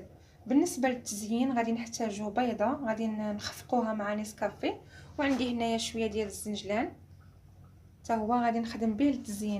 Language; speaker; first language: Arabic; native; Arabic